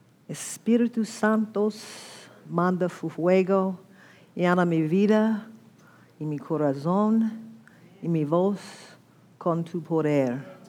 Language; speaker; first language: Spanish; non-native, learner; English